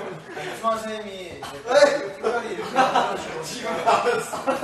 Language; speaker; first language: Korean; native; Korean